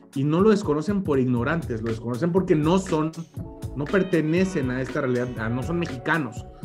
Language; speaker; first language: Spanish; native; Spanish